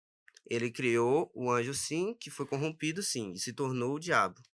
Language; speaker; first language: Portuguese; native; Portuguese